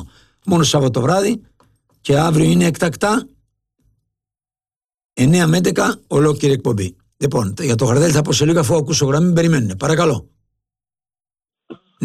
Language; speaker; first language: Greek; native; Greek